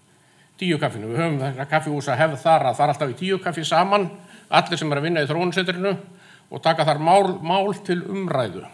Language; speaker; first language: Icelandic; native; Icelandic